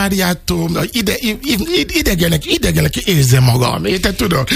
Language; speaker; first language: Hungarian; non-native, fluent; Yoruba